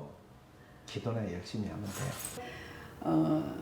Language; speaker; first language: Korean; native; Korean